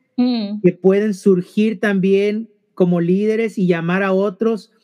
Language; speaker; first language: Spanish; early bilingual, heritage; Spanish